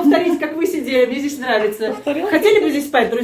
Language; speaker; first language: Russian; native; Russian